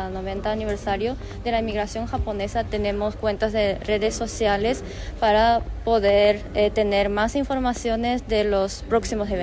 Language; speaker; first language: Spanish; non-native, fluent; Japanese